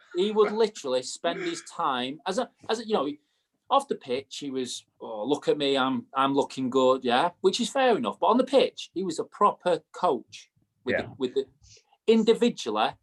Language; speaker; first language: English; native; English